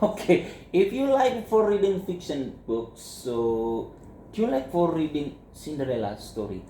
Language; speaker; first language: English; non-native, learner; Indonesian